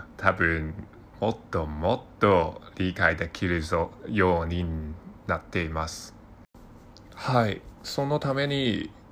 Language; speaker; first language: Japanese; non-native, learner; Cantonese